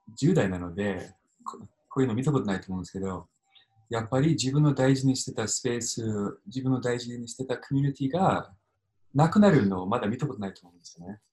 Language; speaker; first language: Japanese; non-native, fluent; English